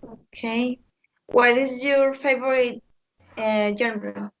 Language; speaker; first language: English; non-native, fluent; Spanish